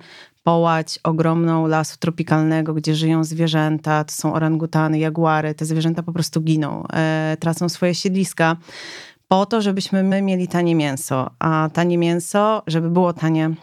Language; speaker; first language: Polish; native; Polish